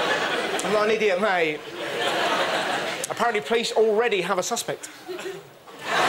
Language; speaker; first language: English; native; English